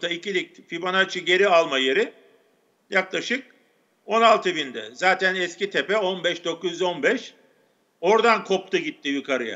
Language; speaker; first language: Turkish; native; Turkish